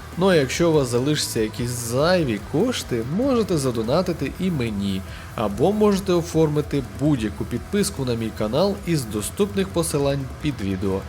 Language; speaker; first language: Ukrainian; native; Ukrainian